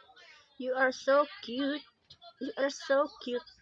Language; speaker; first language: English; non-native, learner; Indonesian